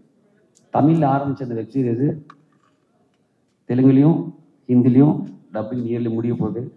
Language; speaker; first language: Tamil; native; Tamil